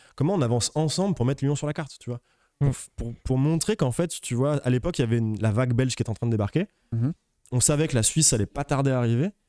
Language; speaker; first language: French; native; French